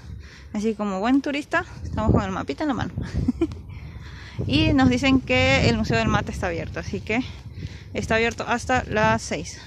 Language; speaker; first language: Spanish; native; Spanish